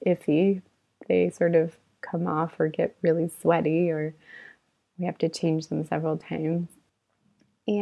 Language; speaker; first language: English; native; English